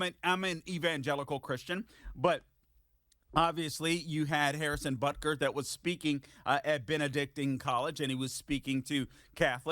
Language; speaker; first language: English; native; English